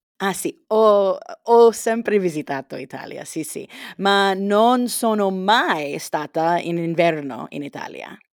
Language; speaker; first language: Italian; non-native, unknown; English